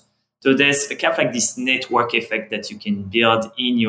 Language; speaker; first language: English; non-native, fluent; French